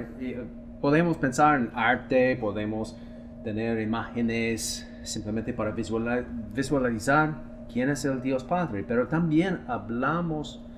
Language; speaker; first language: Spanish; non-native, fluent; English